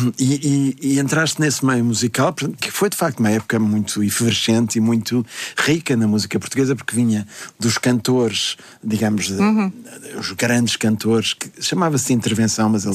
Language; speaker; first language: Portuguese; native; Portuguese